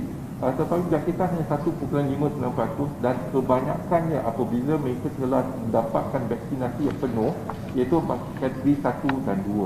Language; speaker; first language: Malay; native; Malay